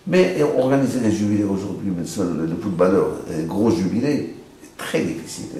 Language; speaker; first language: French; non-native, local second language; Arabic